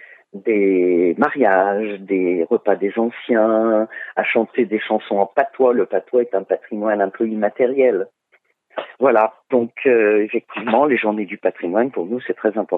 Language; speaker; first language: French; native; French